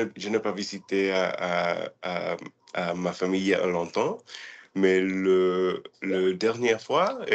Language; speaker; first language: French; non-native, learner; English